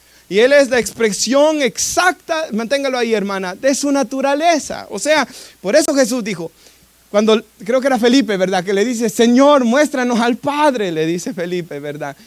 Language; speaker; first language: Spanish; native; Spanish